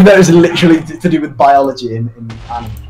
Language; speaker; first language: English; native; English